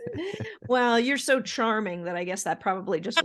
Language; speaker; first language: English; native; English